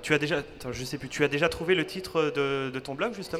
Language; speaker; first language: French; native; French